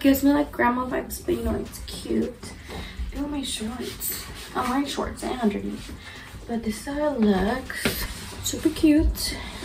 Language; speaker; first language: English; early bilingual, other home language; Spanish